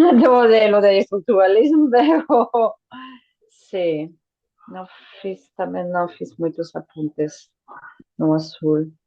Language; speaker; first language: Portuguese; non-native, fluent; Spanish